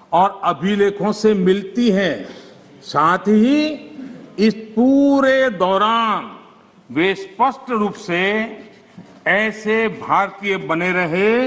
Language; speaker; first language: Hindi; non-native, local second language; Gujarati